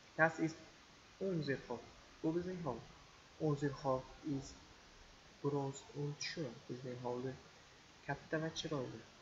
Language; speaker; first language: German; non-native, fluent; Uzbek